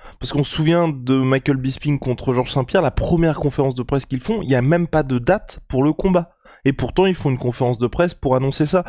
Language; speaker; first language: French; native; French